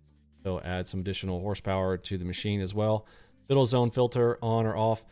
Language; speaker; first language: English; native; English